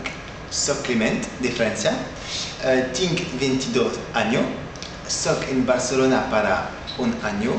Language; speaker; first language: Spanish; non-native, learner; French